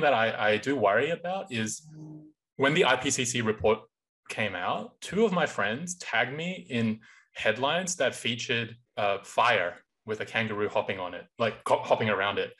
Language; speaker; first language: English; native; English